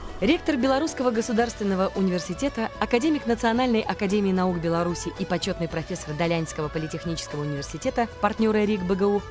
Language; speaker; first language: Russian; native; Russian